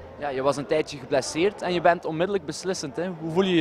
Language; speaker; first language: Dutch; native; Dutch